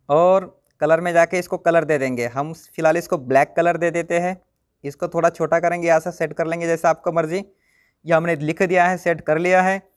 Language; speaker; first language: Hindi; non-native, local second language; Marathi